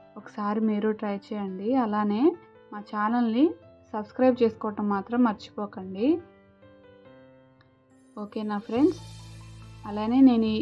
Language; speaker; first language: Telugu; native; Telugu